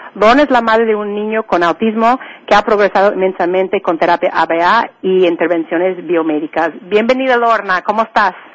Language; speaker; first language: Spanish; non-native, fluent; English